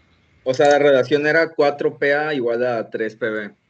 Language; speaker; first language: Spanish; native; Spanish